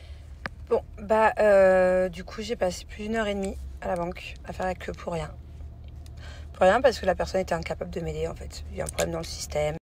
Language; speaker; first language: French; native; French